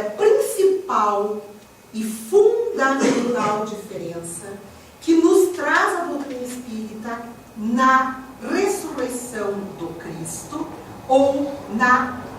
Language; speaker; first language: Portuguese; native; Portuguese